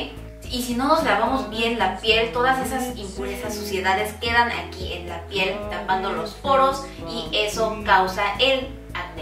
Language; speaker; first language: Spanish; non-native, fluent; Korean